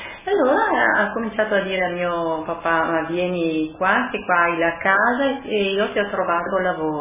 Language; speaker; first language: Italian; early bilingual, other home language; French